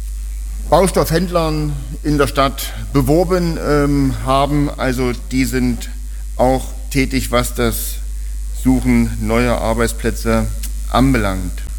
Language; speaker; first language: German; native; German